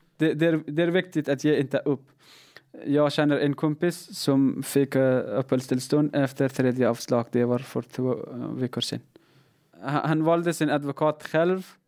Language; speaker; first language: Swedish; non-native, learner; Persian